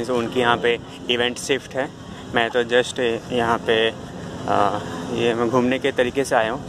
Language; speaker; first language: Hindi; native; Hindi